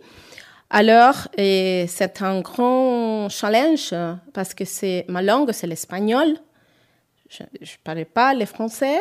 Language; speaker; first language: French; non-native, learner; Spanish